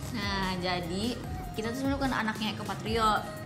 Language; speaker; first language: Indonesian; early bilingual, heritage; Indonesian